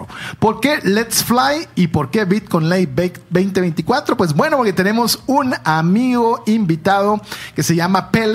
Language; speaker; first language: Spanish; native; Spanish